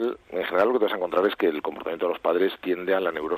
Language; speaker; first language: Spanish; native; Spanish